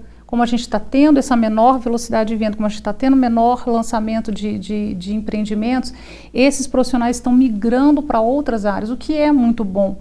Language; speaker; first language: Portuguese; native; Portuguese